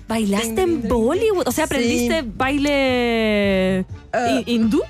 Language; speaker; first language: Spanish; native; Spanish